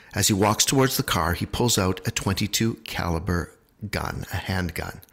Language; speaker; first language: English; native; English